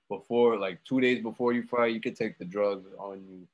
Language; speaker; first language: English; native; English